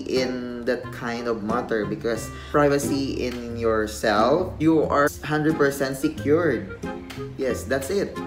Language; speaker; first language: English; non-native, local second language; Filipino